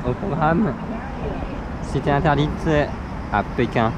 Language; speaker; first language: French; native; French